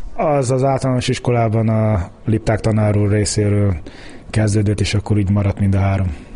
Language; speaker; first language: Hungarian; early bilingual, heritage; Hungarian